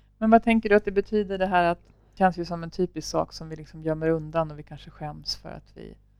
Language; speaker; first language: Swedish; native; Swedish